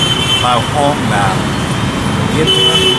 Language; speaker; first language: Vietnamese; non-native, learner; Japanese